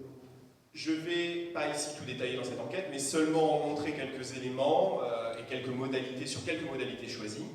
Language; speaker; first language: French; native; French